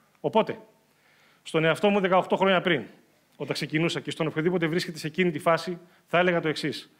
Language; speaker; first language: Greek; native; Greek